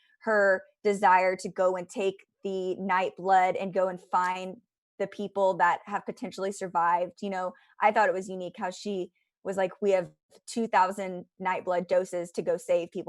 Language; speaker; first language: English; native; English